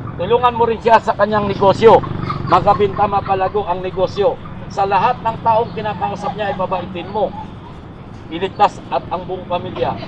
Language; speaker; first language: Filipino; native; Filipino